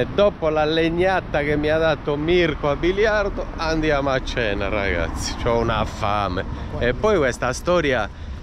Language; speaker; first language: Italian; native; Italian